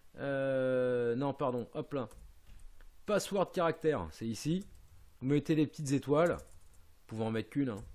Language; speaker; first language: French; native; French